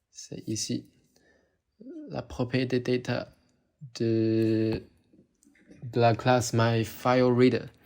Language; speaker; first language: French; non-native, fluent; Chinese